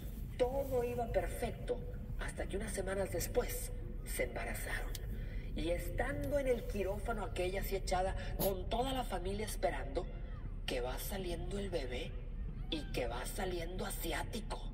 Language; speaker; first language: Spanish; native; Spanish